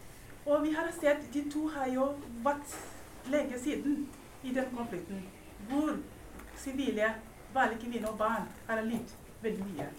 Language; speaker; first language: Norwegian; non-native, fluent; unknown